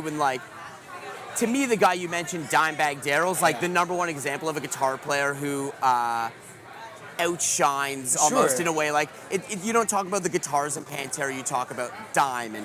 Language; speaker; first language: English; native; English